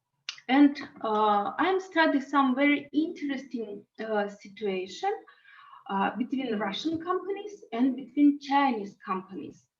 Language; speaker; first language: English; non-native, learner; Russian